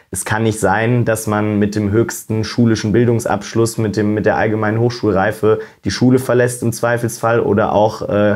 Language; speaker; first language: German; native; German